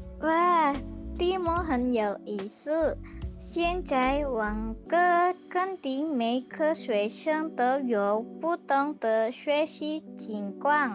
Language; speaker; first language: Chinese; non-native, learner; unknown